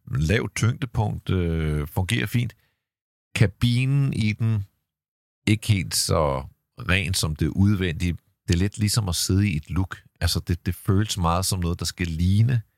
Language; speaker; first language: Danish; native; Danish